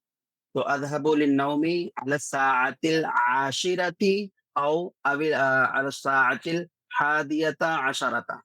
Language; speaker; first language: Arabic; non-native, fluent; Urdu